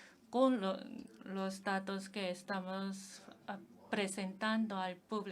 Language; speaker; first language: Spanish; non-native, fluent; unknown